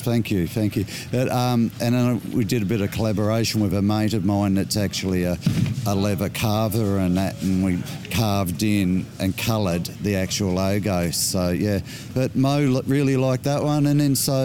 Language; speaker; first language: English; native; English